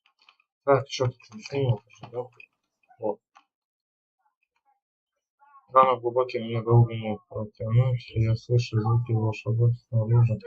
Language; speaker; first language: Russian; native; Russian